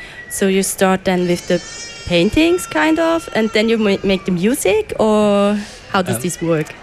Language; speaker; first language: English; non-native, fluent; German